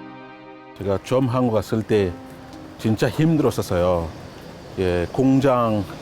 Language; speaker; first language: Korean; non-native, learner; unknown